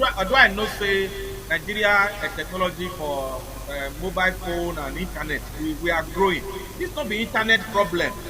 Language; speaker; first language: Nigerian Pidgin; non-native, local second language; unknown